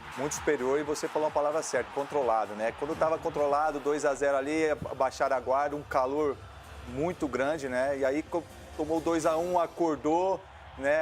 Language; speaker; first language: Portuguese; native; Portuguese